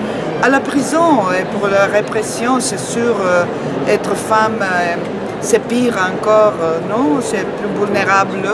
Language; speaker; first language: French; non-native, fluent; Spanish